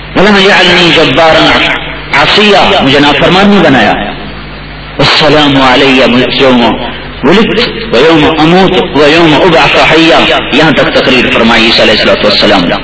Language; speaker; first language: Urdu; non-native, local second language; Punjabi